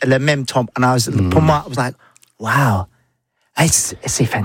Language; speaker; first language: French; non-native, learner; English